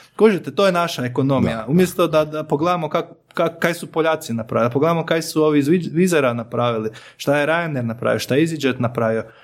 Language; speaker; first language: Croatian; native; Croatian